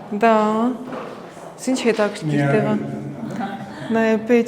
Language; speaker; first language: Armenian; early bilingual, heritage; Armenian